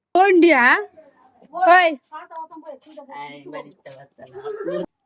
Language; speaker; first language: Kannada; native; Kannada